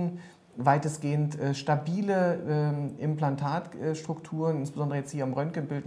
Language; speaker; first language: German; native; German